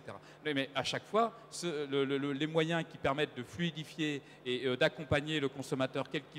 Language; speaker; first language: French; native; French